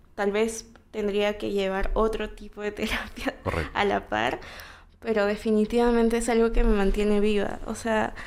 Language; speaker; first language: Spanish; native; Spanish